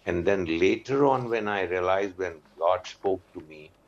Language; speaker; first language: English; non-native, local second language; Urdu